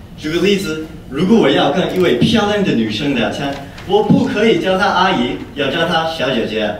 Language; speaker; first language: Chinese; non-native, learner; English